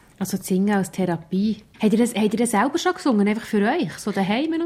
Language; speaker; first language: German; native; German